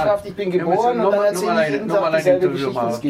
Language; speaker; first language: German; native; German